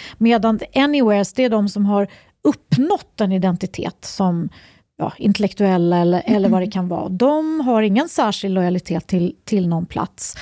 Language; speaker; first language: Swedish; native; Swedish